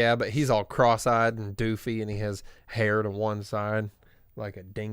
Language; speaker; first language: English; native; English